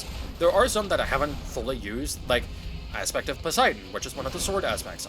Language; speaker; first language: English; native; English